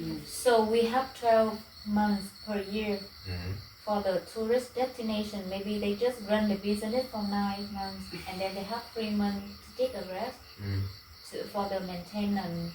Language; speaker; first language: English; non-native, fluent; Vietnamese